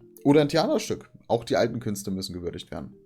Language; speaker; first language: German; native; German